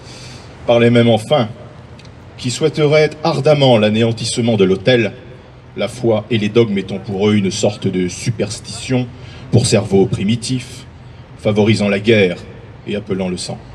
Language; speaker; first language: French; native; French